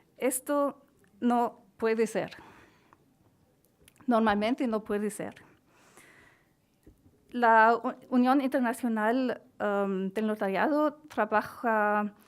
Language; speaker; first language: Spanish; non-native, fluent; German